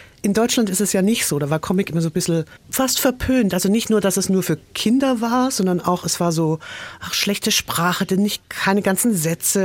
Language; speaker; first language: German; native; German